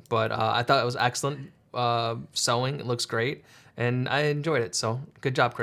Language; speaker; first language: English; native; English